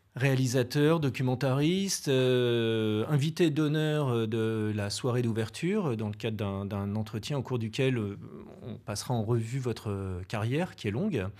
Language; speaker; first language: French; native; French